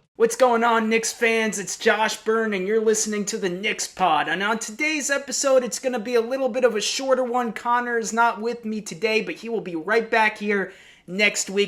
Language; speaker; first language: English; native; English